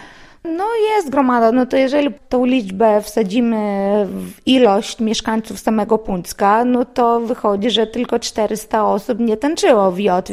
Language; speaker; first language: Polish; non-native, local second language; Lithuanian